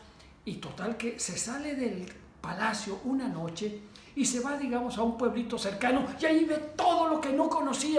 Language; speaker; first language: Spanish; native; Spanish